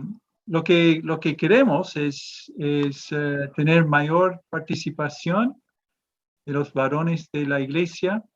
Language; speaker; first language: Spanish; non-native, fluent; English